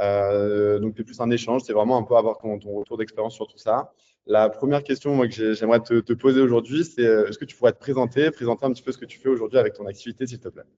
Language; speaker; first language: French; native; French